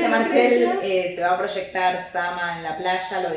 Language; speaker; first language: Spanish; native; Spanish